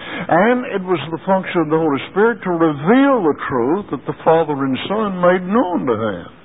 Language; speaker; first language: English; native; English